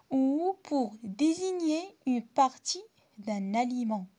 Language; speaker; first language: French; non-native, local second language; Arabic